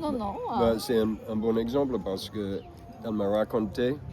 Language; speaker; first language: French; non-native, fluent; English